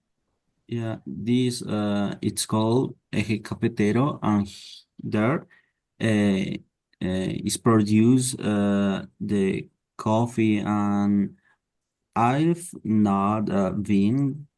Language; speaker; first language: English; non-native, learner; Spanish